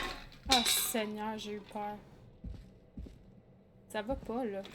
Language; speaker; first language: French; native; French